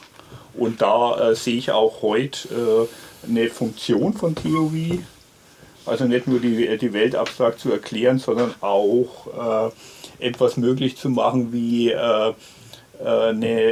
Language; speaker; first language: German; native; German